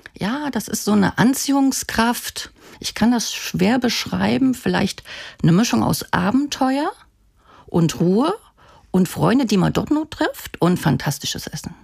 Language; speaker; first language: German; native; German